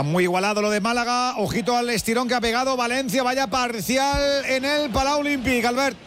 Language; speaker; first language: Spanish; native; Spanish